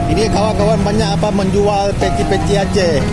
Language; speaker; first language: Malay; non-native, local second language; Achinese